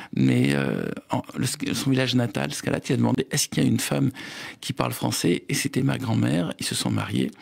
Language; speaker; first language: French; native; French